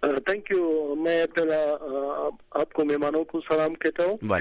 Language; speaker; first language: Hindi; non-native, fluent; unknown